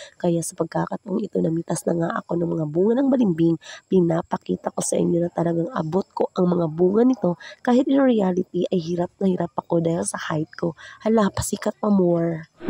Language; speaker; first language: Filipino; non-native, local second language; Cebuano